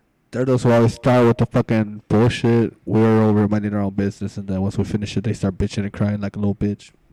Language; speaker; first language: English; early bilingual, other home language; Spanish